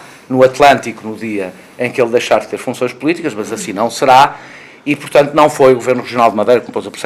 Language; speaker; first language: Portuguese; native; Portuguese